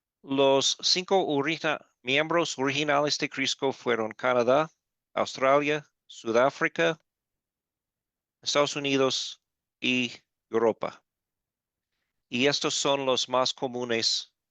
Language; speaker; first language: Spanish; non-native, fluent; English